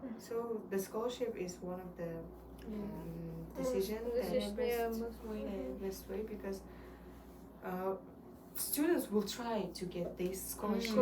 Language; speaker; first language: English; non-native, learner; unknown